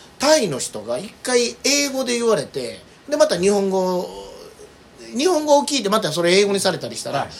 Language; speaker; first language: Japanese; native; Japanese